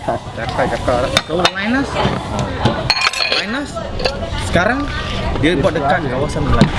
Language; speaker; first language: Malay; non-native, local second language; Cantonese